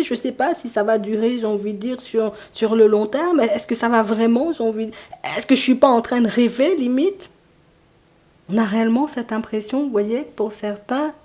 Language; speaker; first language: French; native; French